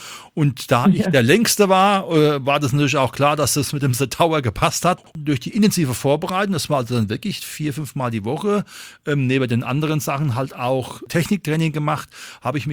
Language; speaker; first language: German; native; German